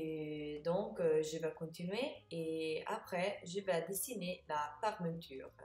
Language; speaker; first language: French; non-native, fluent; Italian